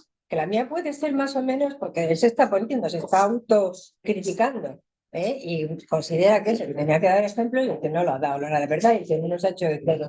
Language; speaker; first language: Spanish; native; Spanish